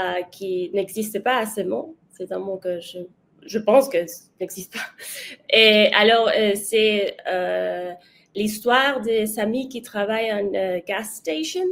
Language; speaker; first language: French; non-native, learner; Spanish